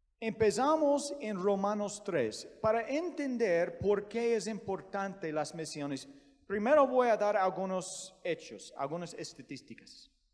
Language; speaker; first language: Spanish; non-native, fluent; English